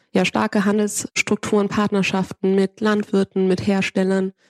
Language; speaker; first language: German; early bilingual, other home language; Spanish